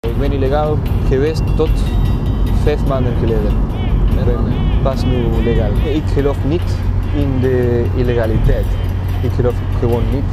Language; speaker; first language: Dutch; non-native, learner; Spanish